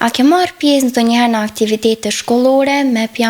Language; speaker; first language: Albanian; native; Albanian